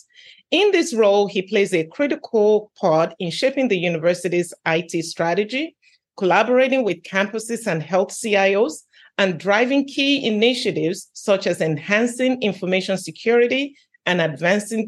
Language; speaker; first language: English; native; English